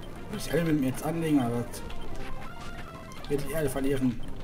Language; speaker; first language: German; native; German